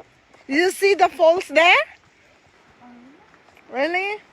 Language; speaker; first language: English; non-native, local second language; Filipino